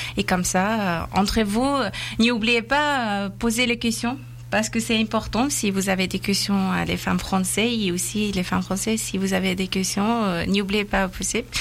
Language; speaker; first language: French; non-native, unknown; Persian